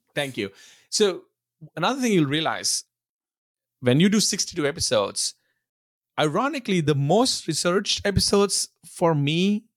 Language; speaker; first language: English; non-native, local second language; Telugu